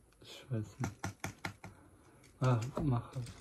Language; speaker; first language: German; non-native, learner; Somali